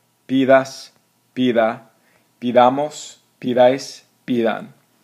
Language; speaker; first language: Spanish; non-native, fluent; English